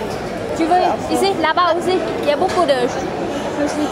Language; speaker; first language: French; non-native, fluent; Vietnamese